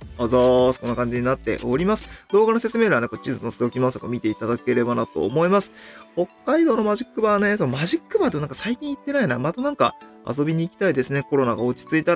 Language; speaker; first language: Japanese; native; Japanese